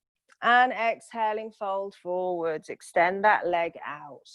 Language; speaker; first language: English; native; English